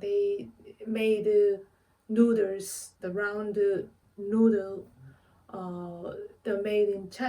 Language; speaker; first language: English; non-native, learner; Korean